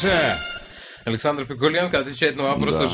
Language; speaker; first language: Russian; native; Russian